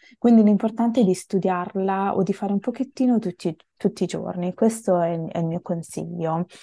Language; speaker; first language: Italian; early bilingual, other home language; Bangla